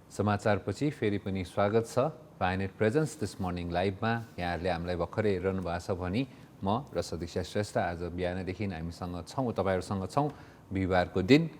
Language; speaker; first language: Nepali; native; Nepali